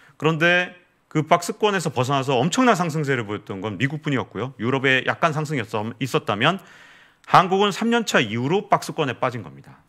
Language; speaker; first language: Korean; native; Korean